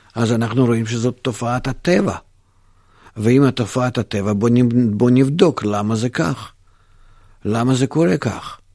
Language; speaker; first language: Hebrew; non-native, fluent; Russian